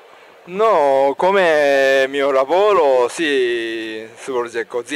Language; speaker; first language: Italian; non-native, learner; Japanese